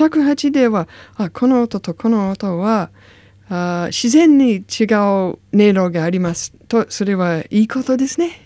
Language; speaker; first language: Japanese; non-native, learner; English